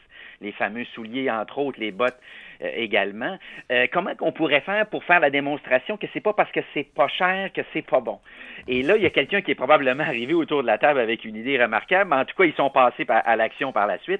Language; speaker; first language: French; native; French